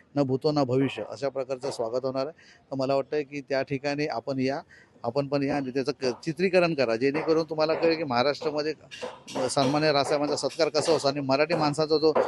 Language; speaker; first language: Marathi; non-native, local second language; Hindi